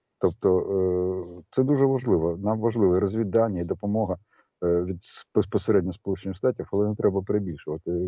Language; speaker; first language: Ukrainian; native; Ukrainian